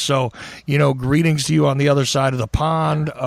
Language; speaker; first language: English; native; English